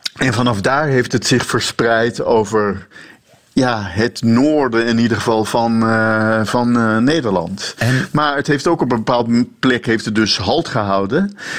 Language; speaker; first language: Dutch; native; Dutch